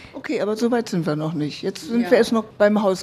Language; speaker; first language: German; native; German